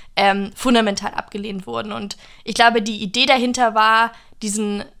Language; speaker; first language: German; non-native, fluent; English